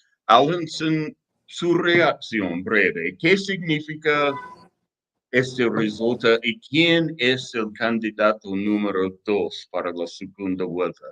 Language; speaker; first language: Spanish; non-native, learner; English